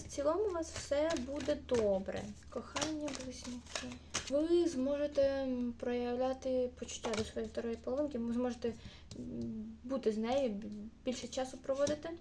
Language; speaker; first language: Ukrainian; native; Ukrainian